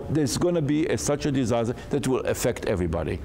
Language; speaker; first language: English; non-native, fluent; Hebrew